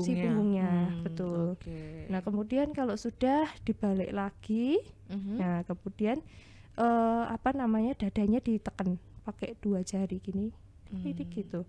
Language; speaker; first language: Indonesian; native; Indonesian